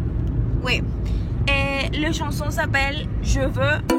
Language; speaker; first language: French; non-native, learner; Spanish